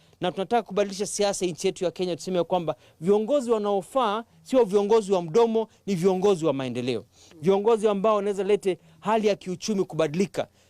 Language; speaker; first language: Swahili; non-native, local second language; Kamba